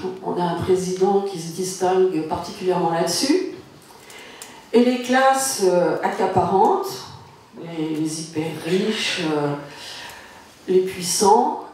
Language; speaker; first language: French; native; French